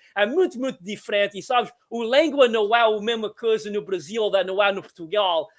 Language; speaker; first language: Portuguese; early bilingual, heritage; Portuguese